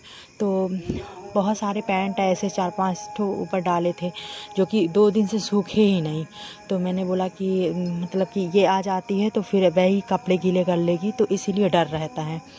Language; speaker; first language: Hindi; native; Hindi